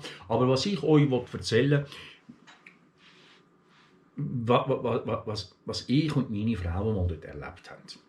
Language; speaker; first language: German; early bilingual, other home language; Turkish